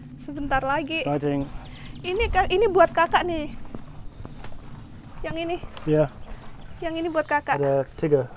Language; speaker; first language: Indonesian; native; Indonesian